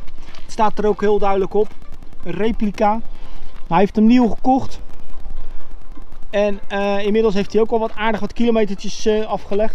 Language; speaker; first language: Dutch; native; Dutch